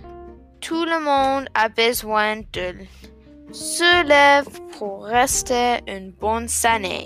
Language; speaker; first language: French; non-native, learner; English